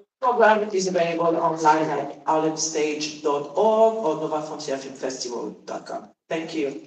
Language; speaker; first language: English; non-native, fluent; French